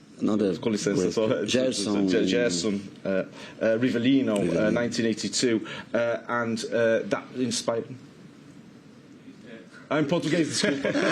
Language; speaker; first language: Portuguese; non-native, fluent; English